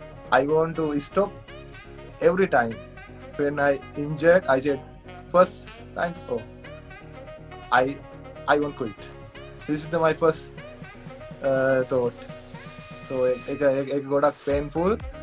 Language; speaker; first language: English; non-native, local second language; Sinhala